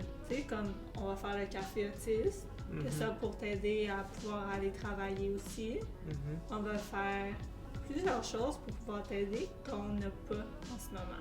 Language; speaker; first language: French; native; French